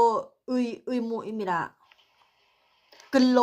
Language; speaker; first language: Korean; non-native, learner; Thai